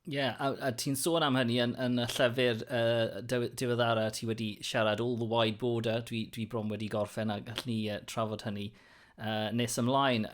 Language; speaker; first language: Welsh; non-native, local second language; English